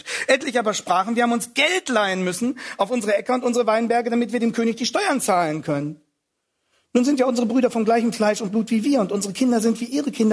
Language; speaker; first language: German; native; German